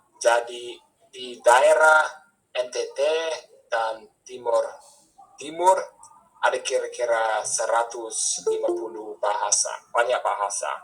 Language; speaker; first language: Indonesian; non-native, fluent; English